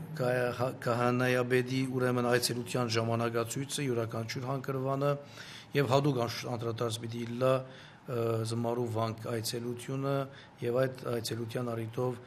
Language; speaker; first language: Armenian; native; Armenian